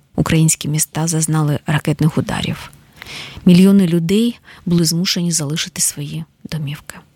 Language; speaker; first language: Ukrainian; native; Ukrainian